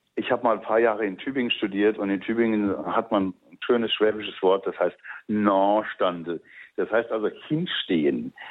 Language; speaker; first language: German; native; German